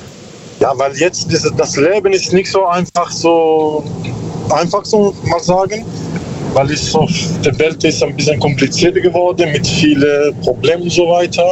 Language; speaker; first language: German; non-native, learner; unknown